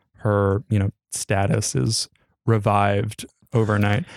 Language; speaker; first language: English; native; English